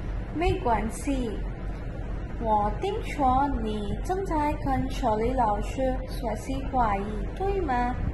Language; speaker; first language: Chinese; non-native, learner; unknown